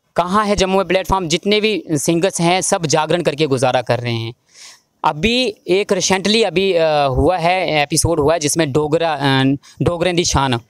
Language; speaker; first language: Hindi; native; Hindi